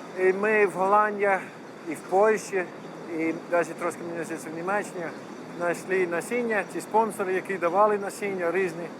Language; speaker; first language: Ukrainian; non-native, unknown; Dutch